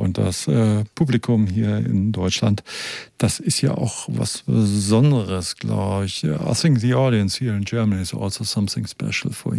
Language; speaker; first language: German; native; German